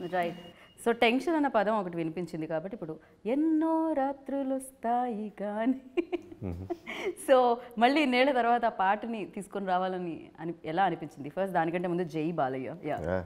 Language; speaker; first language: Telugu; native; Telugu